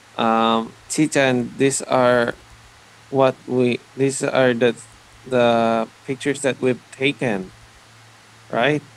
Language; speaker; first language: English; non-native, learner; Spanish